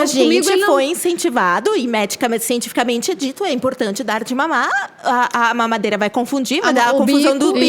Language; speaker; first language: Portuguese; native; Portuguese